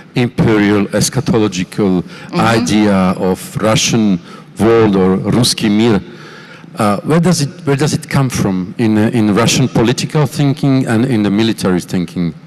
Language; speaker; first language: English; non-native, fluent; Slovak